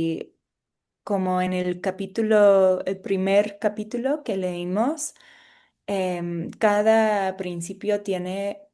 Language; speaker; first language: Spanish; non-native, fluent; English